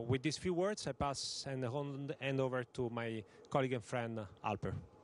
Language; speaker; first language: English; non-native, fluent; Italian